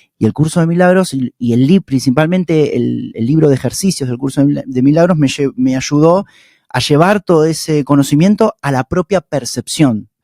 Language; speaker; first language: Spanish; native; Spanish